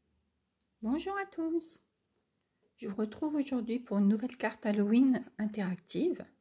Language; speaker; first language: French; native; French